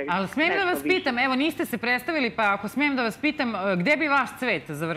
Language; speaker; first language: Serbian; native; Serbian